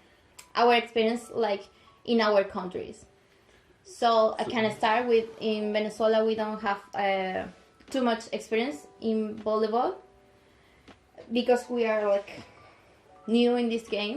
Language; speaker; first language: English; non-native, local second language; Spanish